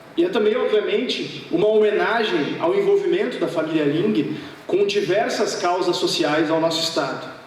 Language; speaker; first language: Portuguese; native; Portuguese